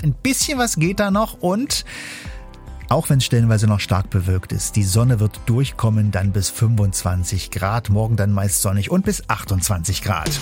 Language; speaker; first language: German; native; German